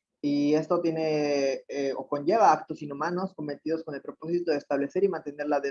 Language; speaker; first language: Spanish; native; Spanish